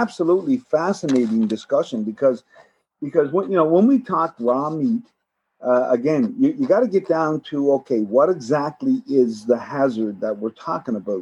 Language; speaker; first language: English; native; English